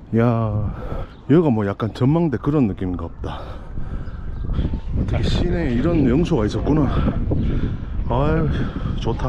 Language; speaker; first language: Korean; native; Korean